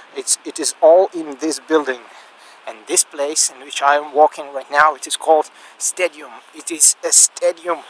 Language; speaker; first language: English; non-native, learner; Russian